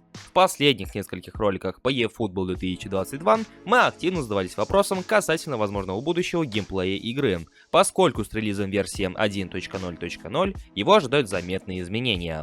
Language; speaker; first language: Russian; native; Russian